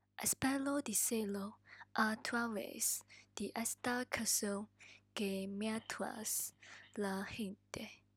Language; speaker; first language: Spanish; non-native, learner; English